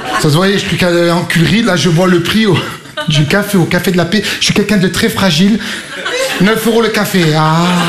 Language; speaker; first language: French; native; French